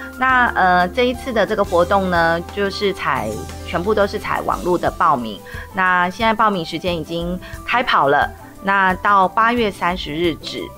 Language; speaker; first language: Chinese; native; Chinese